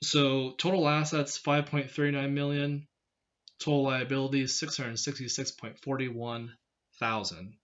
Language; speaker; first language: English; native; English